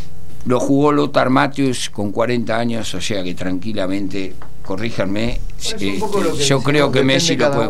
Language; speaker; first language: Spanish; native; Spanish